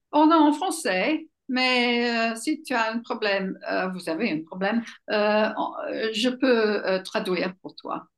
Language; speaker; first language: French; non-native, fluent; English